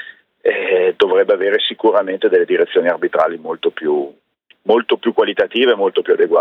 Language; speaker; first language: Italian; native; Italian